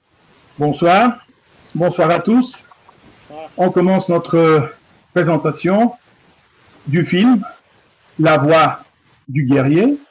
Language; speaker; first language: French; non-native, fluent; Bulgarian